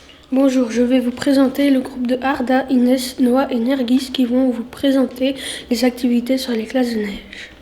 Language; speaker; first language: French; native; French